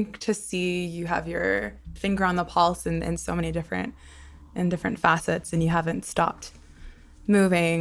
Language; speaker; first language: English; non-native, local second language; Hebrew